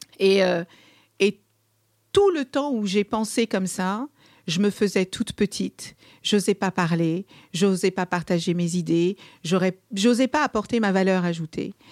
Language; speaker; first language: French; early bilingual, other home language; Kabuverdianu